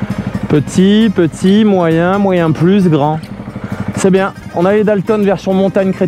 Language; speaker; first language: French; native; French